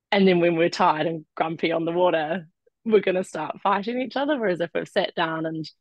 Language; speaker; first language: English; native; English